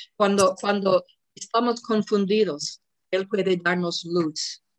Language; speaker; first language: Spanish; non-native, fluent; English